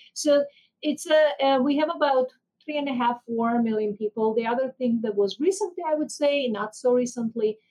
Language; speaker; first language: English; non-native, fluent; Armenian